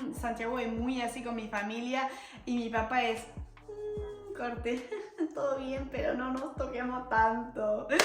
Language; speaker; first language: Spanish; non-native, fluent; French